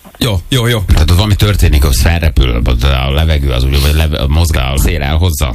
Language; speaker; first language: Hungarian; native; Hungarian